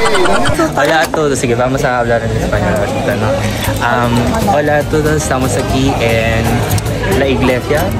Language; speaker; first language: Spanish; non-native, learner; Filipino